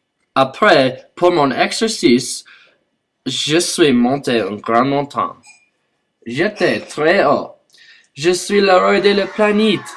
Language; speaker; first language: French; non-native, learner; English